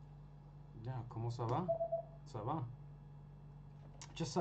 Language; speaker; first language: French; non-native, learner; English